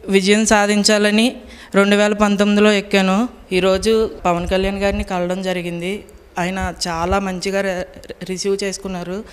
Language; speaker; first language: Telugu; native; Telugu